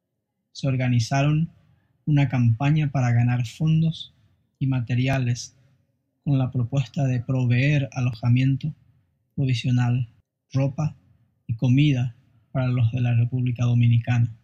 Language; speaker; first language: Spanish; non-native, fluent; English